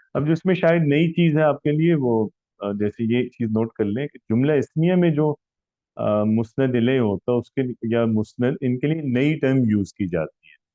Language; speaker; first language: Urdu; native; Urdu